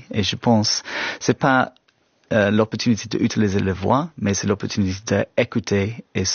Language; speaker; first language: French; non-native, fluent; English